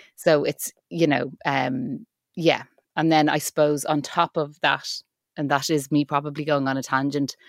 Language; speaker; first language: English; native; English